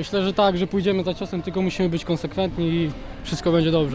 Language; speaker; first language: Polish; native; Polish